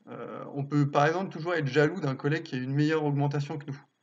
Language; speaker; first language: French; native; French